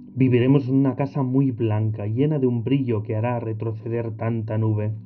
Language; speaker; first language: Spanish; non-native, local second language; Catalan